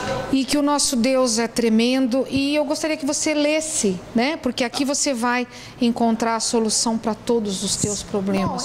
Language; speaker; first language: Portuguese; native; Portuguese